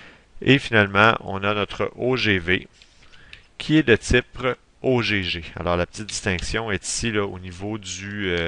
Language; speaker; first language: French; native; French